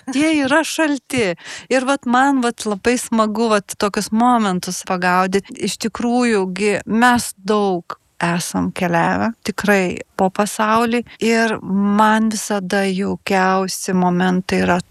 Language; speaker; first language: Lithuanian; native; Lithuanian